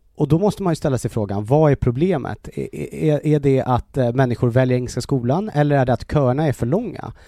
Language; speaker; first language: Swedish; native; Swedish